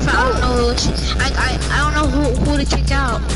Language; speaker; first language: English; native; English